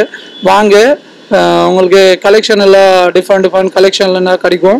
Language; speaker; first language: Tamil; non-native, fluent; Bangla